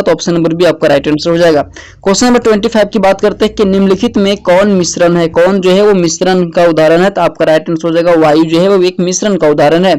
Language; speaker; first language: Hindi; native; Hindi